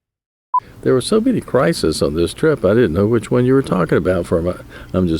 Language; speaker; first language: English; native; English